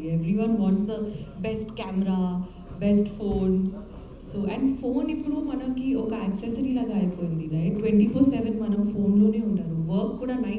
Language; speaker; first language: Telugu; non-native, learner; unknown